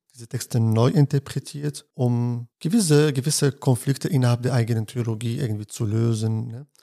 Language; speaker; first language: German; non-native, fluent; Arabic